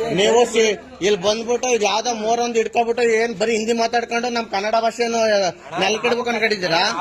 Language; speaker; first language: Kannada; native; Kannada